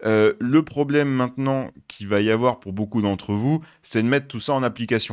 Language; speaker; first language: French; native; French